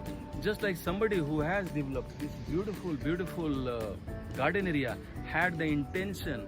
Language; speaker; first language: English; non-native, local second language; Hindi